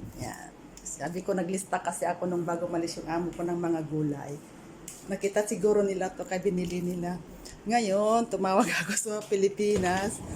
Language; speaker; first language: Filipino; non-native, local second language; Iloko